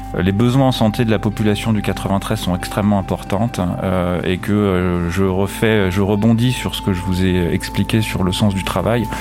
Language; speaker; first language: French; native; French